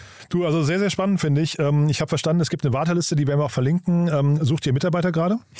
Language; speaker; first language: German; native; German